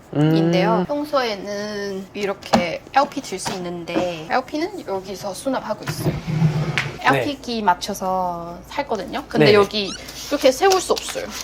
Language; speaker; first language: Korean; non-native, fluent; Cantonese